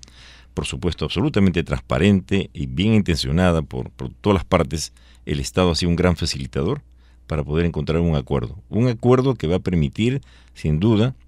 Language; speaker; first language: Spanish; native; Spanish